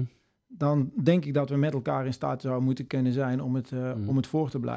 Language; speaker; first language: Dutch; native; Dutch